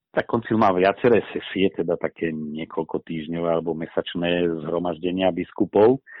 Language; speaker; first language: Slovak; native; Slovak